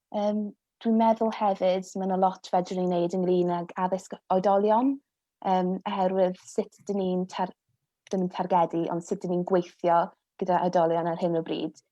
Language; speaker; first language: Welsh; non-native, local second language; English